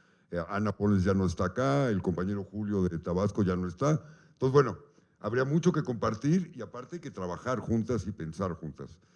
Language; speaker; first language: Spanish; native; Spanish